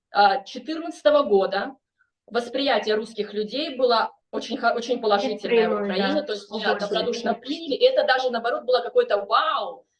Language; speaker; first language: Russian; native; Russian